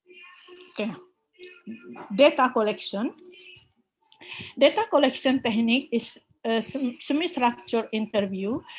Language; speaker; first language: English; non-native, learner; Indonesian